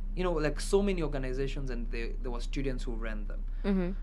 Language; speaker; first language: English; non-native, local second language; Kikuyu